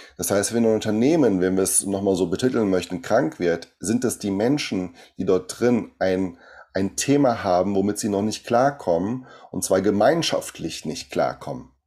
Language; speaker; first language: German; early bilingual, other home language; Portuguese